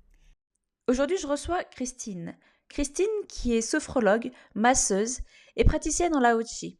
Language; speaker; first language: French; native; French